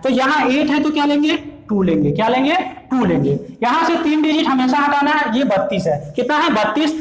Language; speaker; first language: Hindi; native; Hindi